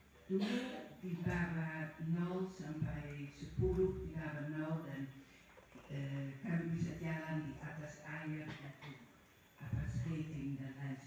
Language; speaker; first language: Indonesian; non-native, fluent; Dutch